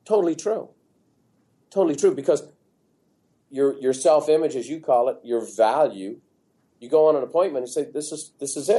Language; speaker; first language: English; native; English